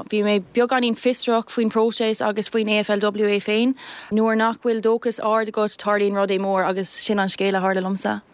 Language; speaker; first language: Irish; non-native, local second language; English